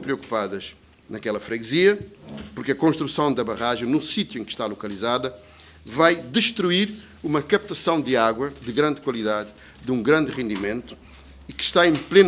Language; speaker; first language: Portuguese; native; Portuguese